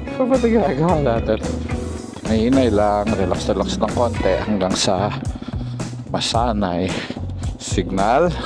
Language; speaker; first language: Filipino; native; Filipino